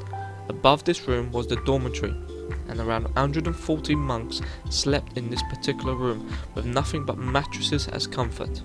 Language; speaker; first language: English; non-native, fluent; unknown